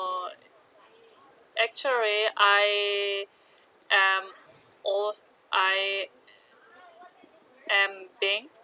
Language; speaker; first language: English; non-native, learner; Korean